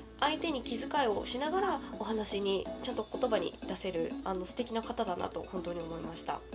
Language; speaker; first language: Japanese; native; Japanese